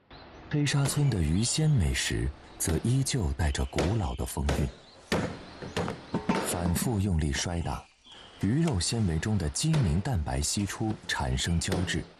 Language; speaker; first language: Chinese; native; Chinese